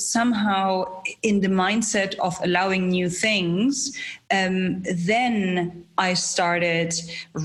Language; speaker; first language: English; non-native, fluent; German